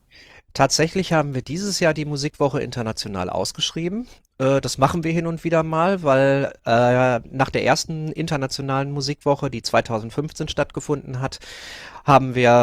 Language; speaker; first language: German; native; German